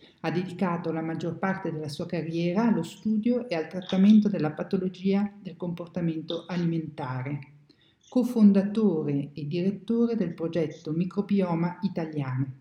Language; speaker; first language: Italian; native; Italian